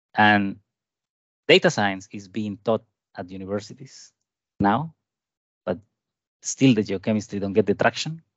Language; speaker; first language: English; non-native, fluent; Spanish